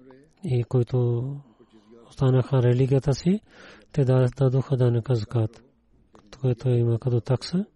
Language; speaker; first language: Bulgarian; non-native, learner; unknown